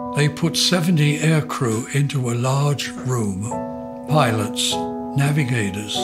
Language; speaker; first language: English; native; English